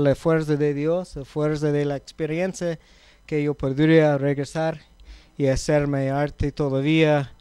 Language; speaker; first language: Spanish; non-native, learner; English